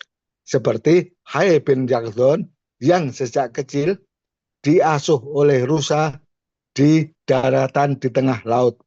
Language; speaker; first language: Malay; non-native, local second language; Javanese